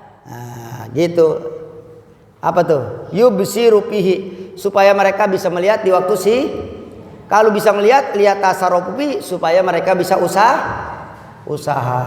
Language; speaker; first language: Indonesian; native; Indonesian